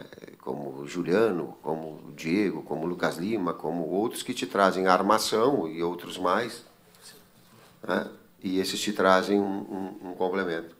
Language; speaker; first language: Portuguese; native; Portuguese